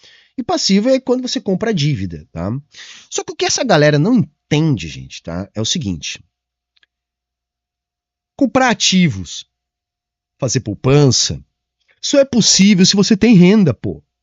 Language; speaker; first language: Portuguese; native; Portuguese